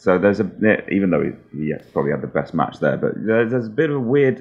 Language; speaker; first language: English; native; English